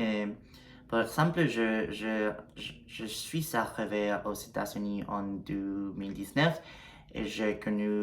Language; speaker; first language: French; non-native, learner; Spanish